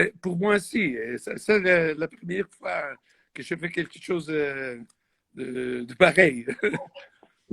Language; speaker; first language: French; non-native, fluent; Italian